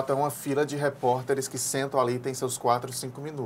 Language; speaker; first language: Portuguese; native; Portuguese